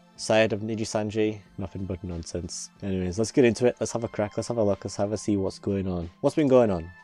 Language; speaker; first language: English; native; English